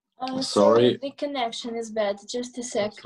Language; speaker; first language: English; non-native, fluent; Russian